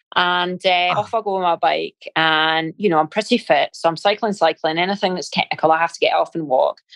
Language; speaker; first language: English; native; English